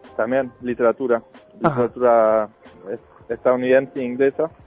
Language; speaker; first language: Spanish; non-native, fluent; Norwegian